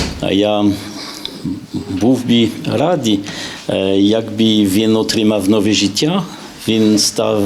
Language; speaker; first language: Ukrainian; non-native, fluent; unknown